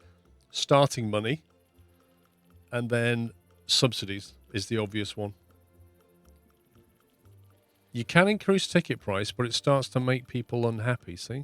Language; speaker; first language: English; native; English